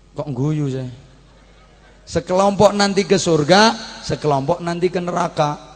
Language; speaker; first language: Indonesian; non-native, local second language; Javanese